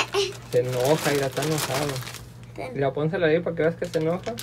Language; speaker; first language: Spanish; native; Spanish